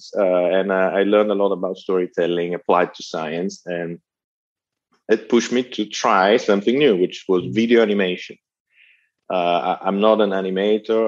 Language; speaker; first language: English; non-native, fluent; Italian